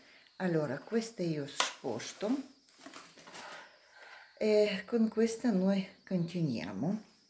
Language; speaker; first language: Italian; non-native, learner; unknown